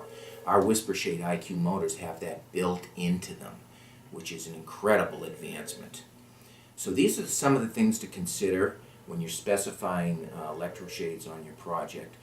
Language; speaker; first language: English; native; English